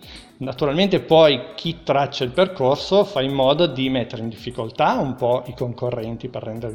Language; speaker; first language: Italian; native; Italian